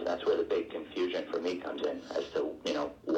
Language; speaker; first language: English; native; English